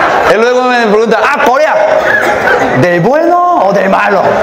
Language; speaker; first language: Spanish; non-native, fluent; Korean